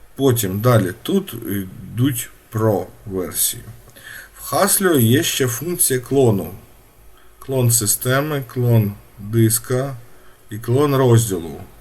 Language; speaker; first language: Ukrainian; non-native, local second language; Russian